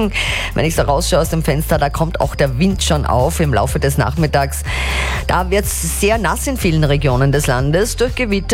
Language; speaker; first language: German; native; German